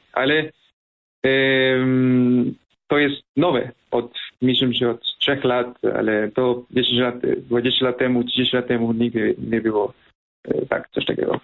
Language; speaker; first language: Polish; non-native, fluent; Spanish